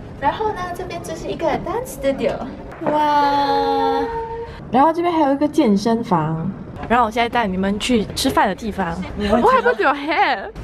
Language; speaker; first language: Chinese; native; Chinese